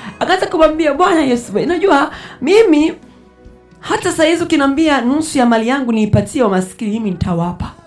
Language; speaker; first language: Swahili; non-native, local second language; Rundi